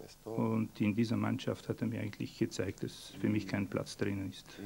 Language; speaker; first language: German; non-native, fluent; Bulgarian